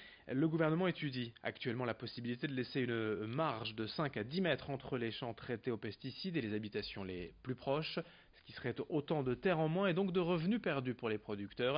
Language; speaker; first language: French; native; French